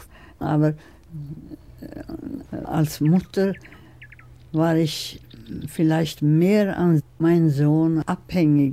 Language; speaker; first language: German; non-native, fluent; Swedish